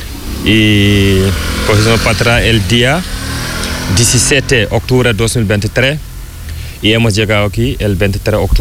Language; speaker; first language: Spanish; non-native, learner; Fula